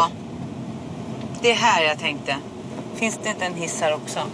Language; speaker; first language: Swedish; native; Swedish